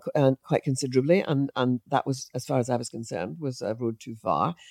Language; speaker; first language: English; native; English